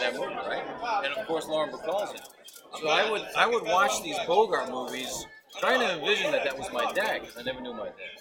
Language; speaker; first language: English; native; English